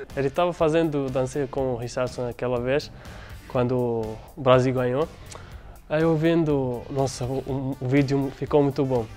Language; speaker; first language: Portuguese; non-native, fluent; Arabic